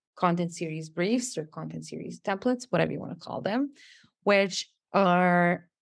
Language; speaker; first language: English; non-native, fluent; Serbian